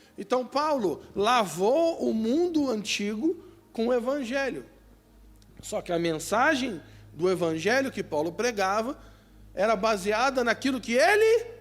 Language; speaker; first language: Portuguese; native; Portuguese